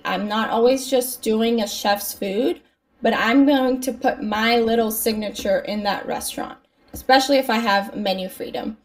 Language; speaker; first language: English; native; English